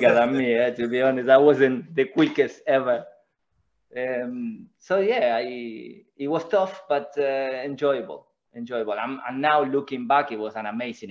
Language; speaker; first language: English; non-native, fluent; Spanish